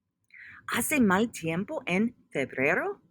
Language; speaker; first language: Spanish; non-native, fluent; English